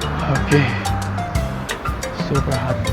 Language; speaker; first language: English; non-native, local second language; Filipino